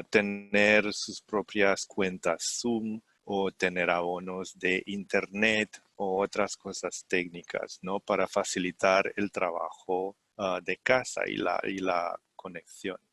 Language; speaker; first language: Spanish; non-native, fluent; Romanian